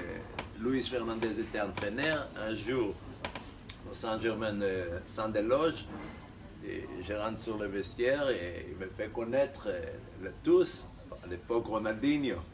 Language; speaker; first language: French; non-native, fluent; Hebrew